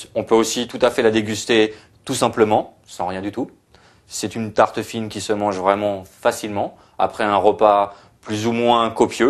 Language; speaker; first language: French; native; French